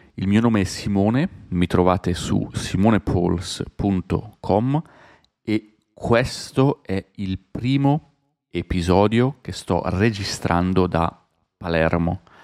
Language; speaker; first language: Italian; native; Italian